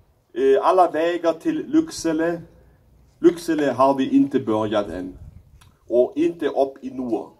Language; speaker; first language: Swedish; non-native, learner; German